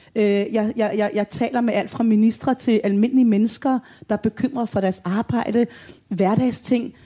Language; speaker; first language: Danish; early bilingual, other home language; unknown